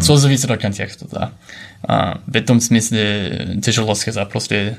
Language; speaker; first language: Russian; non-native, fluent; English